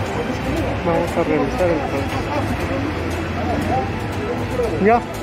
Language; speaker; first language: Spanish; native; Spanish